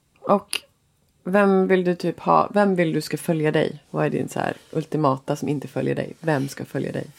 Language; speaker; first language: Swedish; native; Swedish